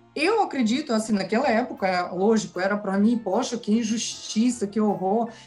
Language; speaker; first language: Portuguese; non-native, fluent; Kazakh